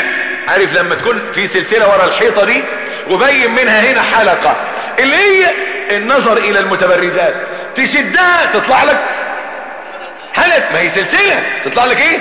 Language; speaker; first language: Arabic; native; Arabic